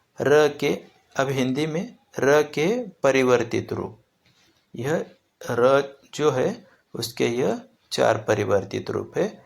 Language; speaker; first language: Hindi; non-native, local second language; Marathi